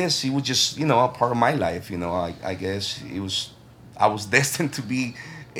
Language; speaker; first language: English; early bilingual, other home language; Spanish